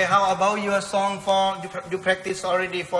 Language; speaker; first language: English; non-native, learner; Thai